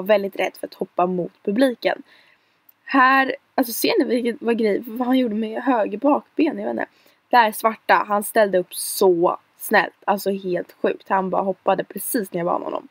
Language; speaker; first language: Swedish; native; Swedish